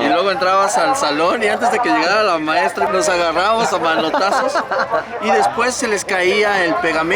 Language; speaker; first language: Spanish; native; Spanish